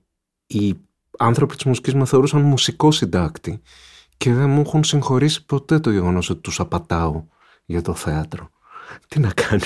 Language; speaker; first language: Greek; native; Greek